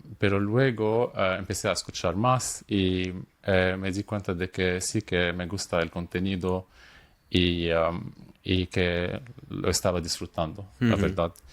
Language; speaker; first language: Spanish; non-native, fluent; Arabic